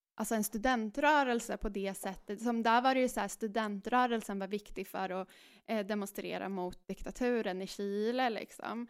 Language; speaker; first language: Swedish; early bilingual, other home language; Spanish